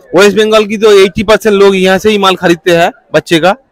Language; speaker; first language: Hindi; non-native, local second language; Bangla